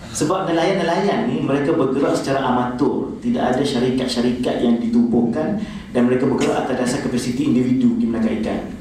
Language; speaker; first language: Malay; native; Malay